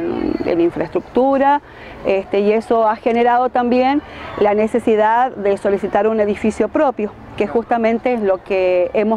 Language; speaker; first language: Spanish; native; Spanish